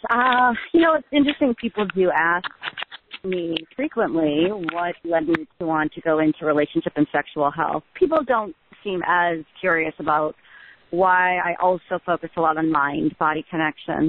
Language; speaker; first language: English; native; English